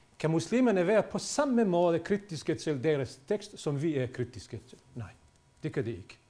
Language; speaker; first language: Danish; non-native, fluent; Bosnian